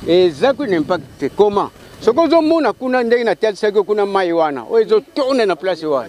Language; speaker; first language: Lingala; native; Lingala